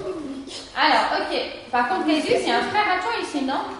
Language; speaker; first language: French; native; French